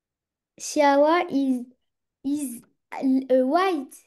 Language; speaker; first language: English; non-native, learner; French